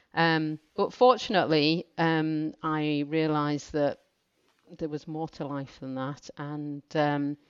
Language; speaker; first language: English; native; English